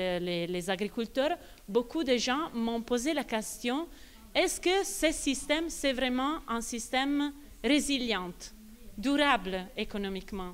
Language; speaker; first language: French; non-native, fluent; Italian